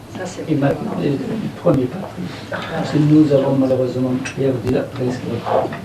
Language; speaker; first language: French; non-native, fluent; Persian